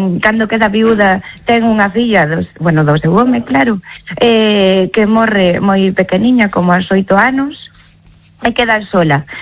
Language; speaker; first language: Galician; native; Galician